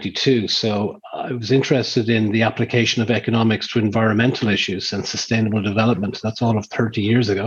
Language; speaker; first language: English; native; English